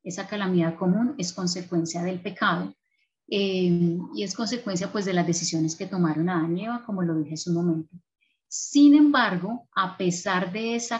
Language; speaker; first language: Spanish; native; Spanish